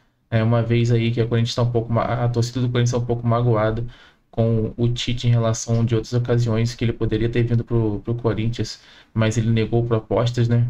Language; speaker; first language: Portuguese; native; Portuguese